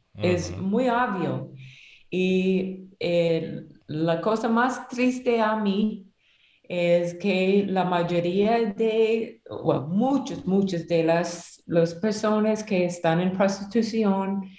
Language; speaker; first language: Spanish; non-native, learner; English